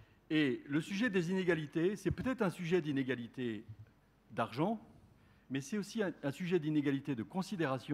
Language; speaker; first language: French; native; French